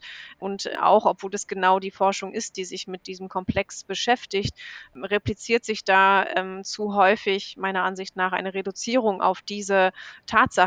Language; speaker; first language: German; native; German